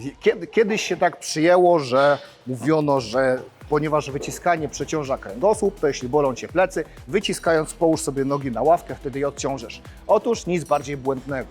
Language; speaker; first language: Polish; native; Polish